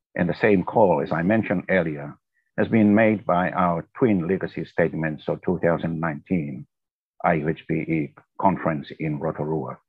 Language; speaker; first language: English; non-native, fluent; Tongan